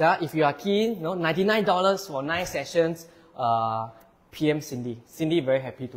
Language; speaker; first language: English; non-native, local second language; Chinese